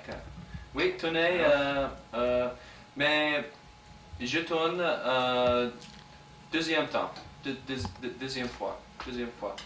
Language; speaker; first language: French; non-native, learner; English